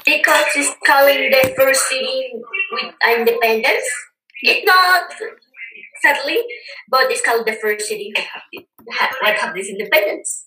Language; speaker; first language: English; non-native, learner; Spanish